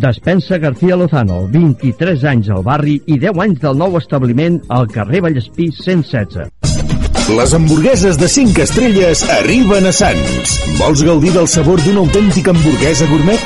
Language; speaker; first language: Catalan; native; Catalan